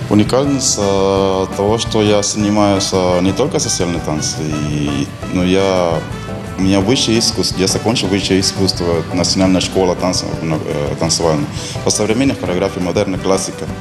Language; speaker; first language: Russian; non-native, fluent; Spanish